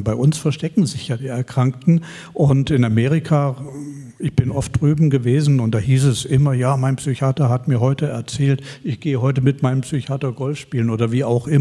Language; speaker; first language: German; native; German